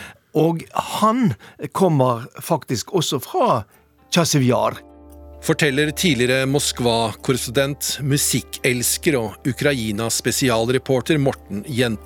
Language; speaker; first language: Norwegian; native; Norwegian